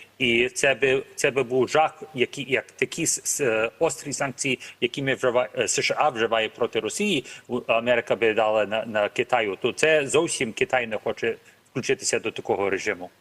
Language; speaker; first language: Ukrainian; early bilingual, heritage; Ukrainian